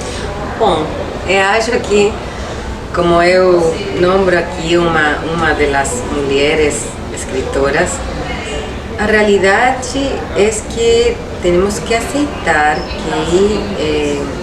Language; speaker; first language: Portuguese; non-native, local second language; Spanish